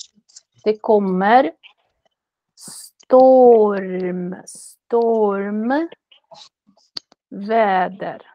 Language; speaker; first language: Swedish; non-native, fluent; Russian